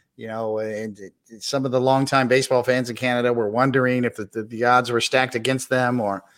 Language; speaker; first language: English; native; English